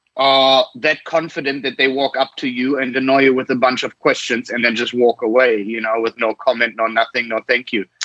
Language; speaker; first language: English; non-native, fluent; German